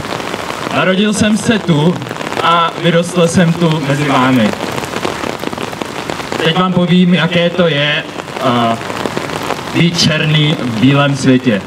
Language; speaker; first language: Czech; early bilingual, other home language; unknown